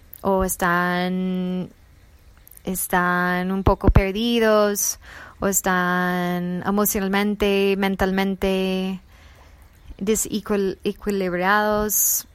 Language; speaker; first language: Spanish; non-native, fluent; English